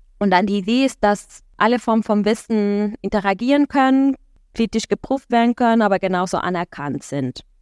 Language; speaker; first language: German; non-native, fluent; Spanish